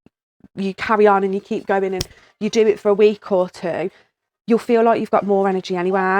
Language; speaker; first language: English; native; English